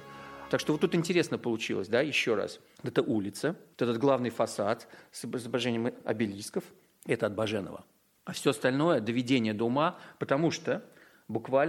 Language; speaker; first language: Russian; native; Russian